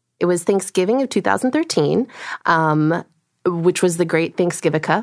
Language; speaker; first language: English; early bilingual, other home language; Korean